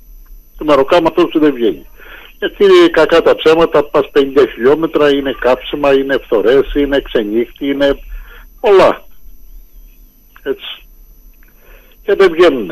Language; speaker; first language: Greek; native; Greek